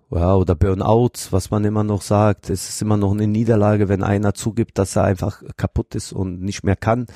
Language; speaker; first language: German; non-native, fluent; Bosnian